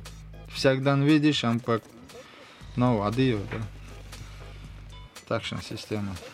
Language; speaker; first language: Slovenian; non-native, learner; Russian